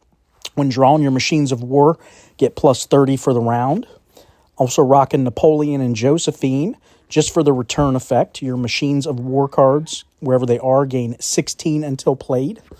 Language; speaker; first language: English; native; English